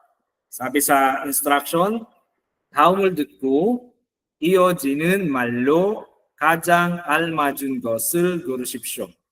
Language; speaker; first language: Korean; non-native, fluent; Filipino